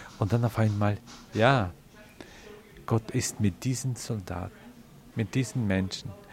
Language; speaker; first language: German; non-native, fluent; Ukrainian